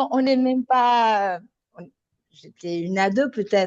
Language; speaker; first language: French; non-native, fluent; Italian